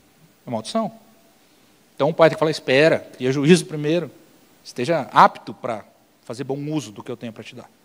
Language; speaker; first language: Portuguese; native; Portuguese